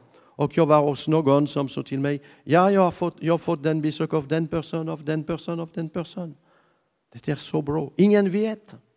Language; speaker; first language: Swedish; non-native, fluent; French